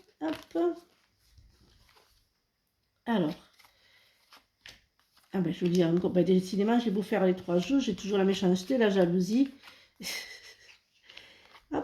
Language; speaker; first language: French; native; French